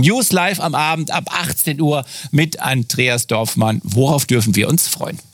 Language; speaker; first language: German; native; German